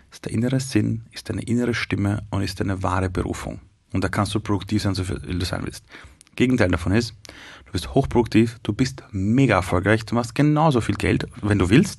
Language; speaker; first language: German; early bilingual, other home language; Persian